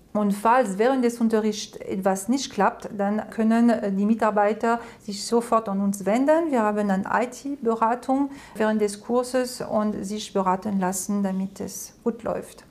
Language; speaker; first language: German; non-native, fluent; French